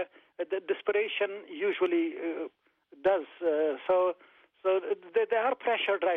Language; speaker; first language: English; non-native, fluent; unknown